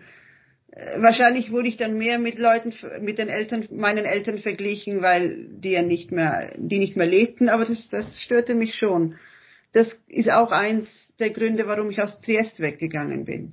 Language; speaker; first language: German; early bilingual, other home language; Italian